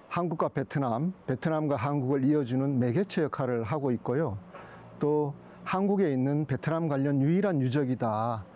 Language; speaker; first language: Korean; native; Korean